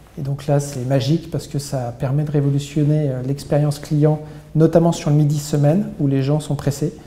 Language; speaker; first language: French; native; French